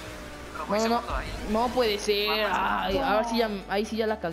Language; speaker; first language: Spanish; native; Spanish